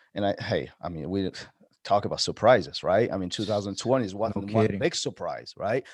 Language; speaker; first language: English; non-native, fluent; Polish